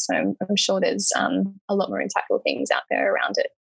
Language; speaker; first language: English; native; English